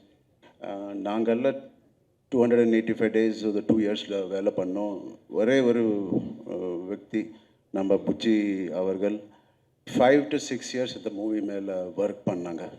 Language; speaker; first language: Tamil; non-native, local second language; Telugu